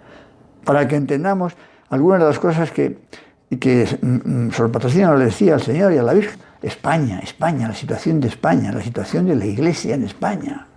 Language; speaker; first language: Spanish; native; Spanish